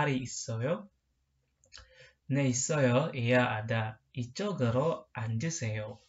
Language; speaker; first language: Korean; non-native, learner; Indonesian